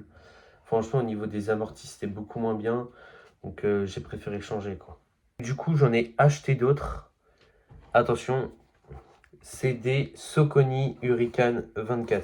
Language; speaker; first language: French; native; French